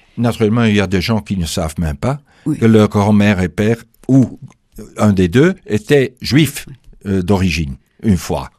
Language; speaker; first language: French; non-native, fluent; Dutch